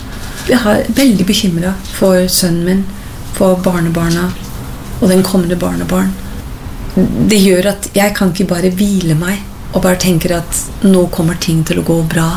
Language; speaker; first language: Norwegian; non-native, fluent; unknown